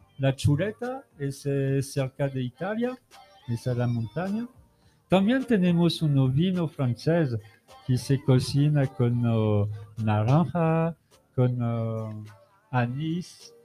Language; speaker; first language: Spanish; non-native, learner; French